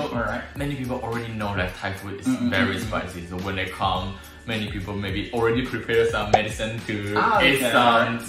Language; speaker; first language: English; non-native, learner; Chinese